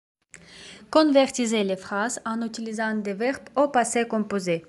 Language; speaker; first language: French; non-native, fluent; Russian